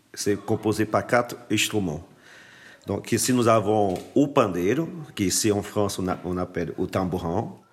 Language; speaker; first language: French; non-native, fluent; Portuguese